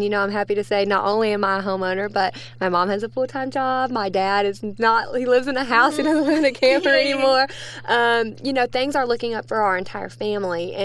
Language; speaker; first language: English; native; English